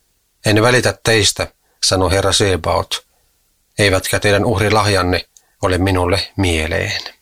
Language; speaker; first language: Finnish; native; Finnish